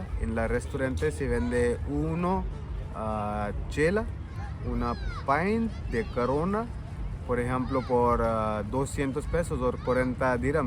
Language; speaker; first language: Spanish; non-native, learner; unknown